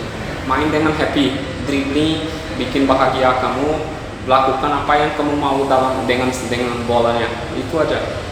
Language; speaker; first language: Indonesian; non-native, fluent; Portuguese